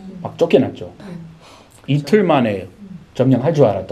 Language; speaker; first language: Korean; native; Korean